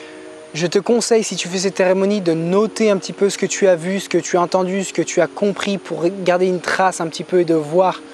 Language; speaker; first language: French; native; French